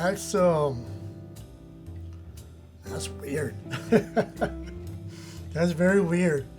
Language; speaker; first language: English; native; English